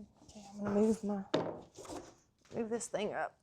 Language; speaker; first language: English; native; English